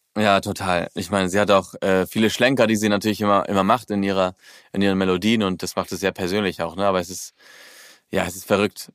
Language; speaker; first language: German; early bilingual, heritage; German